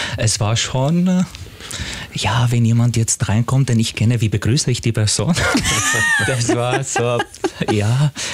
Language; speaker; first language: German; non-native, fluent; Arabic